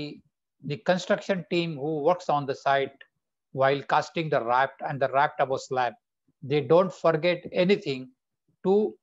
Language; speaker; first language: English; non-native, local second language; Bangla